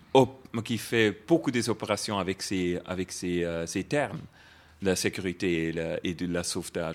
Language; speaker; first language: French; non-native, fluent; German